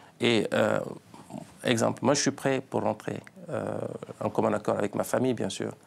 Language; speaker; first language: French; non-native, local second language; Fula